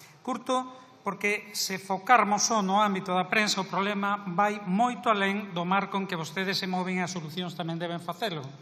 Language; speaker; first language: Galician; native; Galician